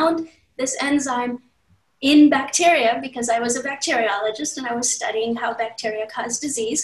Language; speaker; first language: English; non-native, local second language; Hindi